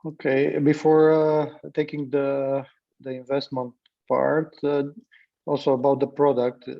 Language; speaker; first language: English; non-native, fluent; Romanian